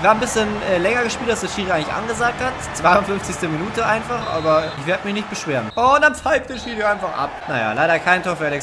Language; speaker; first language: German; native; German